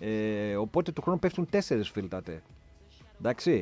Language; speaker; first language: Greek; native; Greek